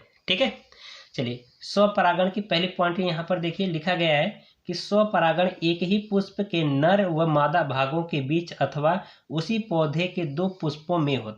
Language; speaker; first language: Hindi; native; Hindi